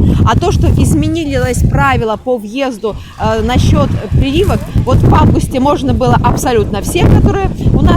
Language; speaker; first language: Russian; native; Russian